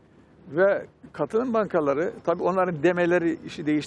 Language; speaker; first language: Turkish; native; Turkish